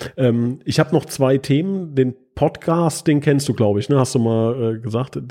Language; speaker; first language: German; non-native, fluent; Arabic